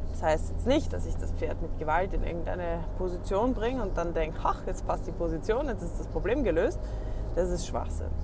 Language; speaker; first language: German; native; German